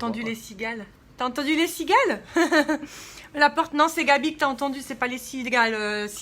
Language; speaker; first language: French; native; French